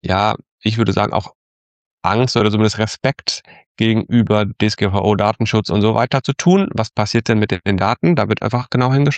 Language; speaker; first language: German; native; German